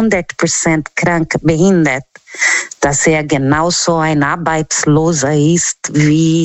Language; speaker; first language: German; non-native, learner; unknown